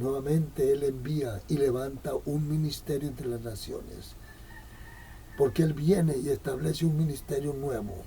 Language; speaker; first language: Spanish; native; Spanish